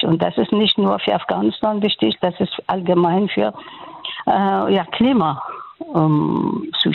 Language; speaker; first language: German; non-native, fluent; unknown